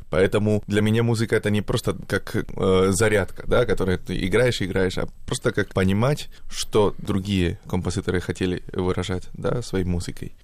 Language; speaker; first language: Russian; non-native, fluent; Spanish